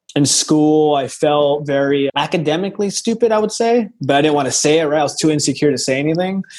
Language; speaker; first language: English; native; English